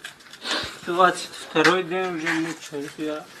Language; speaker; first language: Russian; non-native, learner; Tajik